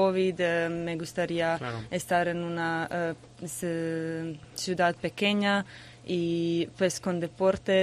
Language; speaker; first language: Spanish; non-native, learner; Croatian